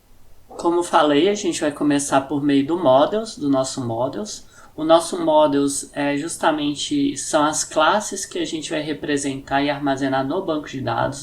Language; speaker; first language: Portuguese; native; Portuguese